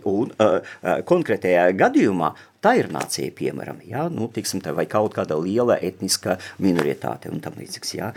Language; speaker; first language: Latvian; non-native, local second language; Russian